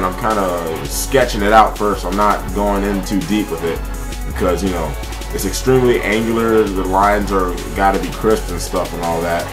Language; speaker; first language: English; native; English